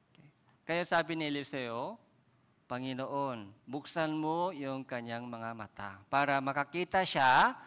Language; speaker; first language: Filipino; non-native, fluent; Korean